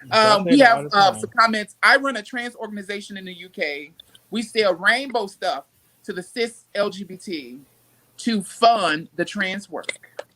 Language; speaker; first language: English; native; English